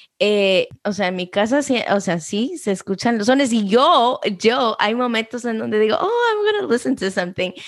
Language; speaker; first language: Spanish; early bilingual, heritage; Spanish